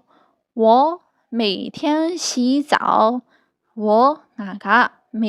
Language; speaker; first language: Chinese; non-native, fluent; Burmese